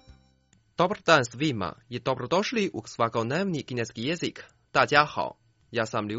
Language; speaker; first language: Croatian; non-native, fluent; Chinese